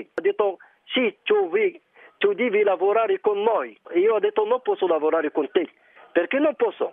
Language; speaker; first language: Italian; non-native, learner; Arabic